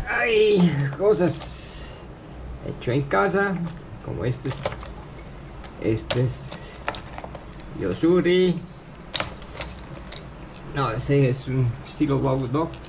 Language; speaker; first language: Spanish; non-native, fluent; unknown